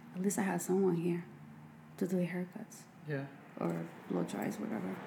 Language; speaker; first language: English; non-native, fluent; Spanish